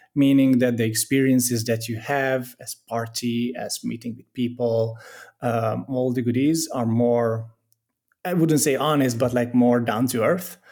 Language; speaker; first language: English; non-native, fluent; Hungarian